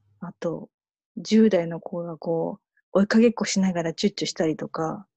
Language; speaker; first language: Japanese; native; Japanese